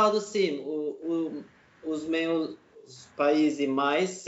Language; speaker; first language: Portuguese; non-native, learner; Turkish